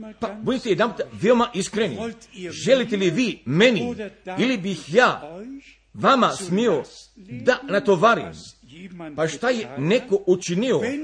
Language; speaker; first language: Croatian; early bilingual, heritage; Croatian